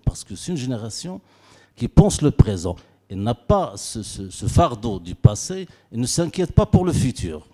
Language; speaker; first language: French; non-native, local second language; Arabic